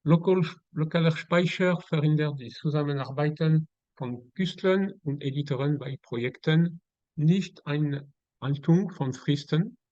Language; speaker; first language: German; non-native, learner; French